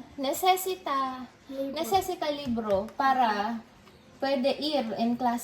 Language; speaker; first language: Spanish; non-native, learner; Filipino